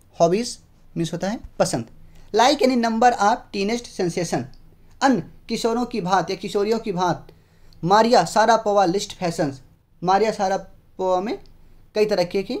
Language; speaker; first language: Hindi; native; Hindi